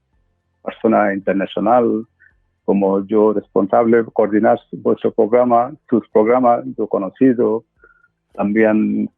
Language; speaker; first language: Spanish; non-native, fluent; Bangla